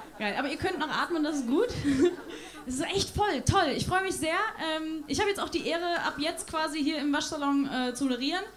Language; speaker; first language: German; native; German